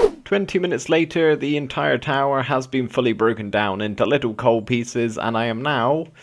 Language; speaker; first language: English; native; English